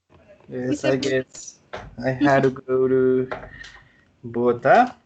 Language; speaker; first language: English; non-native, learner; Spanish